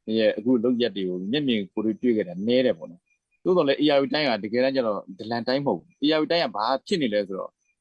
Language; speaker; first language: Burmese; native; Burmese